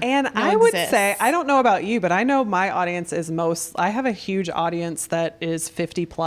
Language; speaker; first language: English; native; English